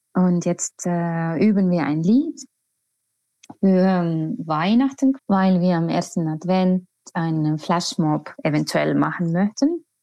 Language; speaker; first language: German; non-native, fluent; Estonian